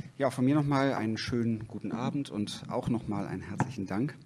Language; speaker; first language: German; native; German